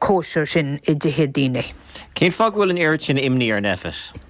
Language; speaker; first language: Irish; native; Irish